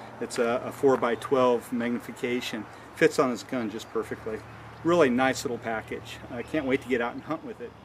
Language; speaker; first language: English; native; English